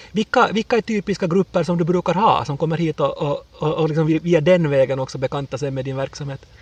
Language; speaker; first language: Swedish; native; Swedish